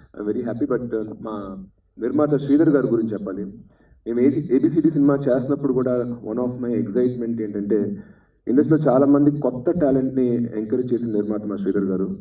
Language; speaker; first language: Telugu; native; Telugu